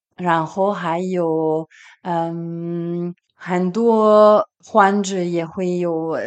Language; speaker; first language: Chinese; non-native, fluent; French